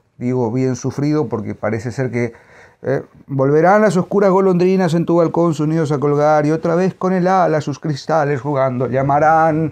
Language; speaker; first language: Spanish; native; Spanish